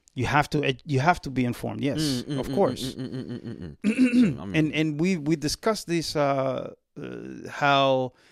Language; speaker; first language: English; early bilingual, other home language; Spanish